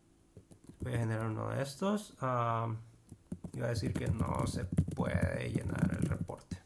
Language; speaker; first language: Spanish; native; Spanish